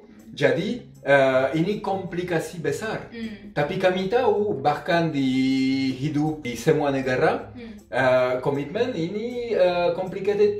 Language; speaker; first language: Indonesian; non-native, fluent; French